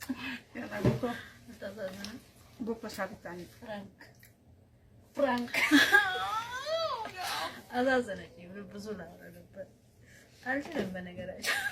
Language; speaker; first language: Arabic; non-native, learner; Amharic